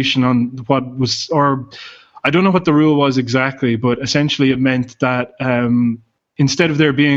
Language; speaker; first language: English; native; English